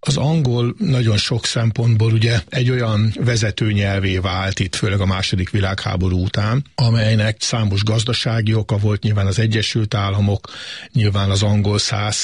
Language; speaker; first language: Hungarian; native; Hungarian